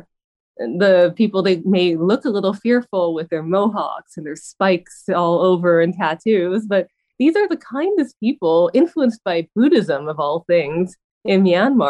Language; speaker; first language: English; native; English